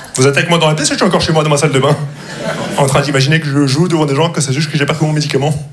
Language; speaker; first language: French; non-native, local second language; Arabic